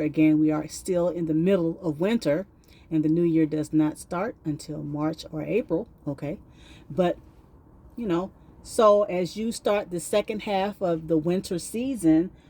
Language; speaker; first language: English; native; English